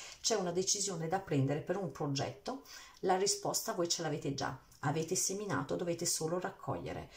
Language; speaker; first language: Italian; early bilingual, heritage; Italian